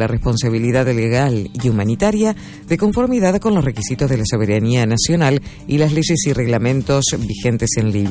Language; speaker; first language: Spanish; native; Spanish